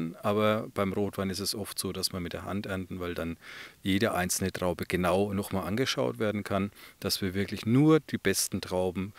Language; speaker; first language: German; native; German